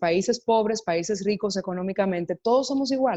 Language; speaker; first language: Spanish; native; Spanish